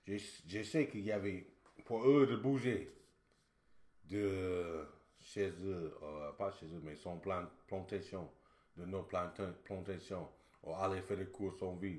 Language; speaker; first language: French; non-native, learner; English